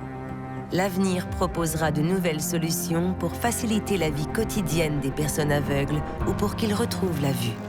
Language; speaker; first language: French; native; French